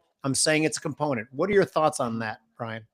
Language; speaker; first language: English; native; English